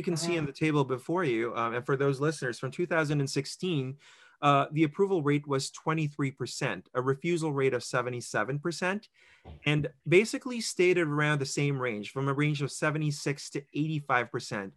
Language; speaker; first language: English; non-native, local second language; Filipino